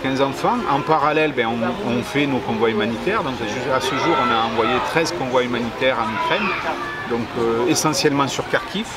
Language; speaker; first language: French; native; French